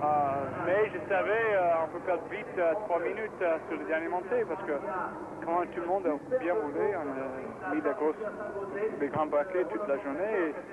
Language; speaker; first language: French; non-native, fluent; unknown